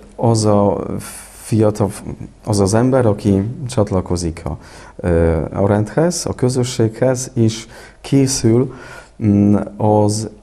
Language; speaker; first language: Hungarian; non-native, fluent; Polish